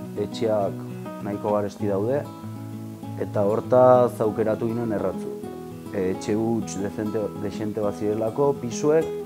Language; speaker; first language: Basque; native; Basque